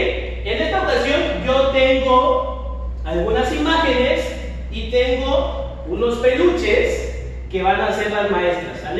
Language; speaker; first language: Spanish; native; Spanish